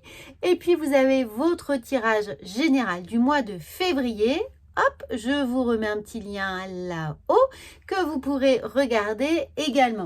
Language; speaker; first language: French; native; French